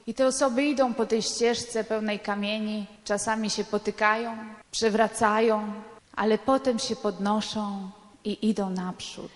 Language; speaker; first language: Polish; non-native, fluent; Italian